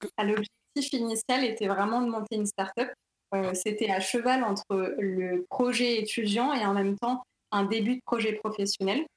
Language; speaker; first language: French; native; French